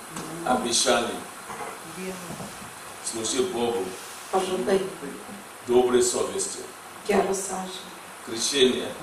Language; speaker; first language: Russian; non-native, learner; English